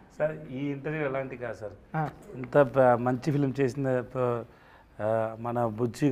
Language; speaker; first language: Telugu; non-native, learner; Tamil